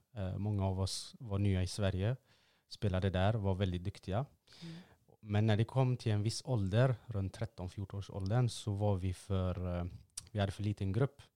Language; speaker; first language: Swedish; early bilingual, other home language; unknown